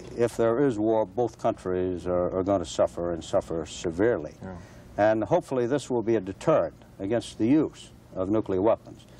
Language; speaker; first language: English; native; English